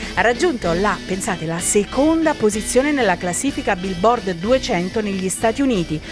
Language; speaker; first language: Italian; native; Italian